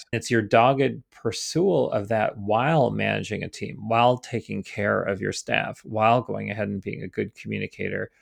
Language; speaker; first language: English; native; English